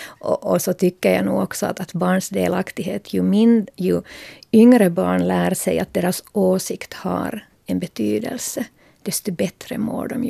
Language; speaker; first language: Swedish; native; Swedish